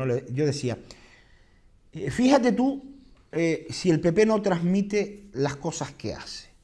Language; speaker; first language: Spanish; native; Spanish